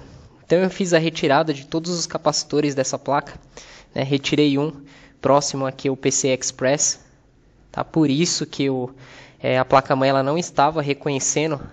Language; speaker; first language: Portuguese; native; Portuguese